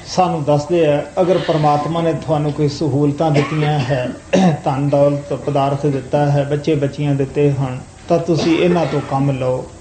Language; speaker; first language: Punjabi; native; Punjabi